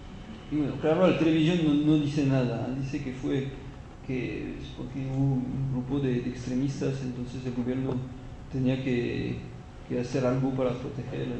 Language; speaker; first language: Spanish; non-native, fluent; French